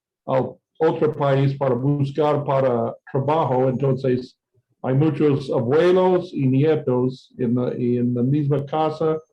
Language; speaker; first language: Spanish; non-native, fluent; English